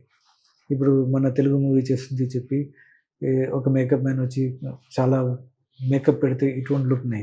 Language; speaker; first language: Telugu; non-native, learner; Malayalam